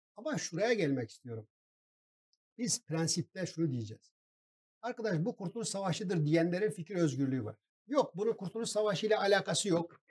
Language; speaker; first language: Turkish; non-native, local second language; Kurdish